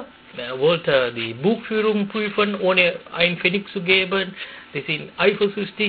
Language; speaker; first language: German; non-native, fluent; Sinhala